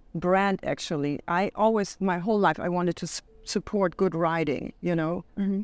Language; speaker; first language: English; non-native, fluent; German